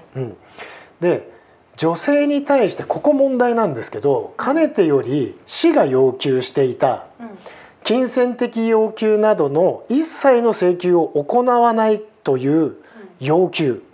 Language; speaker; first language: Japanese; native; Japanese